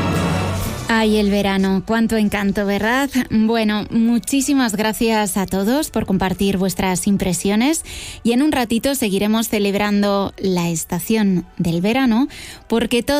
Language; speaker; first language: Spanish; native; Spanish